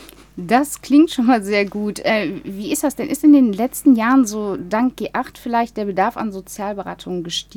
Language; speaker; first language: German; native; German